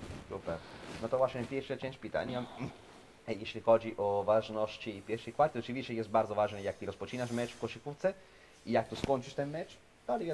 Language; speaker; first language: Polish; non-native, fluent; Italian